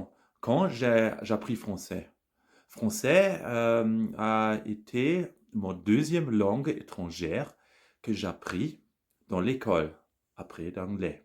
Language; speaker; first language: French; non-native, learner; German